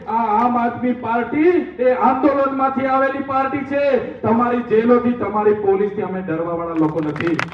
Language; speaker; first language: Gujarati; non-native, local second language; Bhili